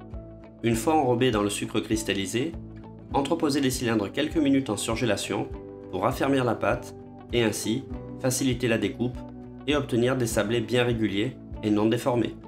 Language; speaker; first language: French; native; French